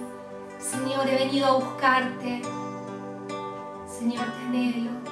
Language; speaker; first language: Spanish; native; Spanish